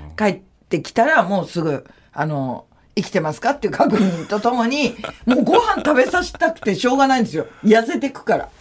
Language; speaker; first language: Japanese; native; Japanese